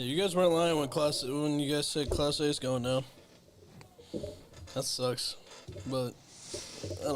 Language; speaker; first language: English; native; English